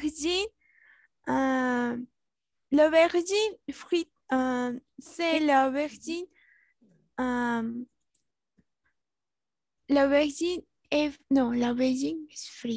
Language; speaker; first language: French; non-native, learner; Spanish